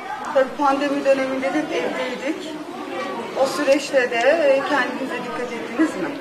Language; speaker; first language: Turkish; native; Turkish